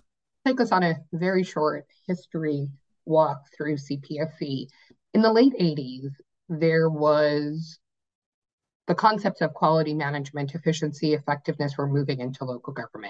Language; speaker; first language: English; native; English